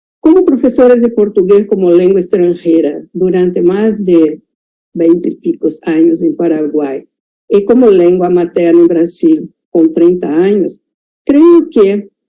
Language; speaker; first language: Spanish; non-native, fluent; Portuguese